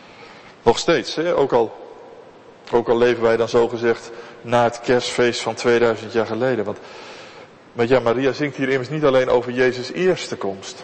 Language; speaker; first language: Dutch; native; Dutch